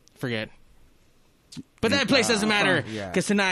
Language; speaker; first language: English; native; English